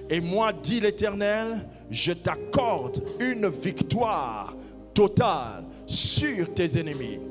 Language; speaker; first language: French; non-native, local second language; Lingala